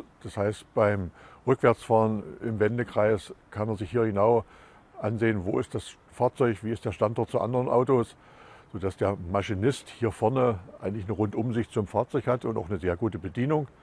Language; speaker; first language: German; native; German